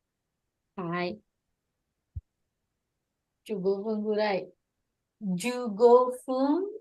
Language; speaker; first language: Japanese; non-native, fluent; Indonesian